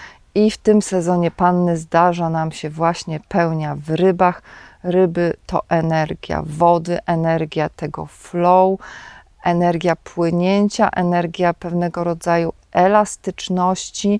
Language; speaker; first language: Polish; native; Polish